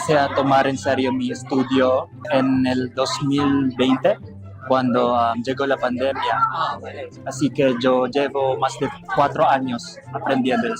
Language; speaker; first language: Spanish; non-native, learner; Filipino